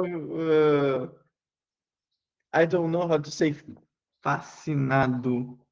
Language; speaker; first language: English; non-native, learner; Portuguese